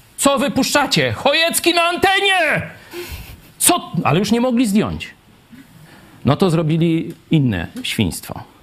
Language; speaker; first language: Polish; native; Polish